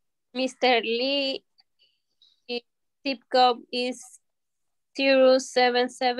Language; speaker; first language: English; non-native, learner; Spanish